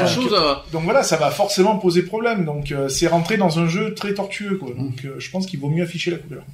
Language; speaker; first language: French; native; French